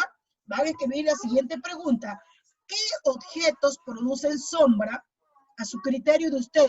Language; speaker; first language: Spanish; native; Spanish